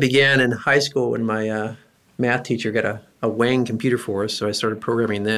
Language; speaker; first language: English; native; English